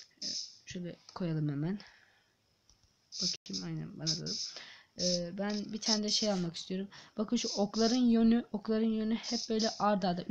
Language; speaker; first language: Turkish; native; Turkish